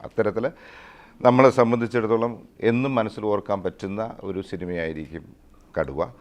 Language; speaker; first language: Malayalam; native; Malayalam